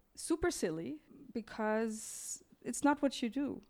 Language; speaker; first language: English; non-native, fluent; German